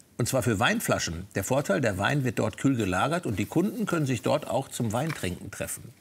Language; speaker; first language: German; native; German